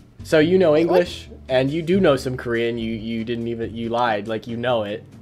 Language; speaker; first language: English; native; English